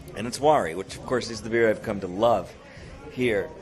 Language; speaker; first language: English; native; English